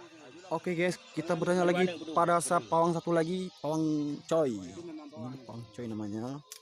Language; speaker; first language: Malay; non-native, local second language; Achinese